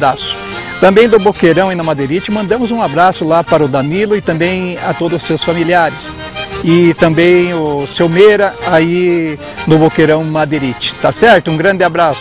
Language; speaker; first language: Portuguese; native; Portuguese